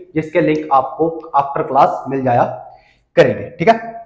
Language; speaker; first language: Hindi; native; Hindi